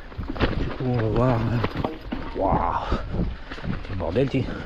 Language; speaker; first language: French; native; French